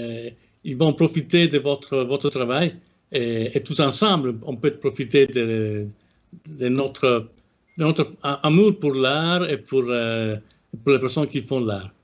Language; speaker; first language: French; non-native, fluent; Italian